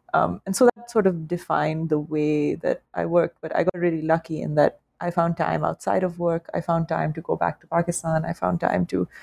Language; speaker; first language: English; non-native, local second language; Urdu